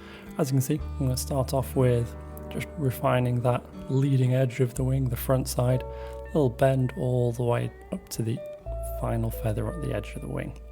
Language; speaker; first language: English; native; English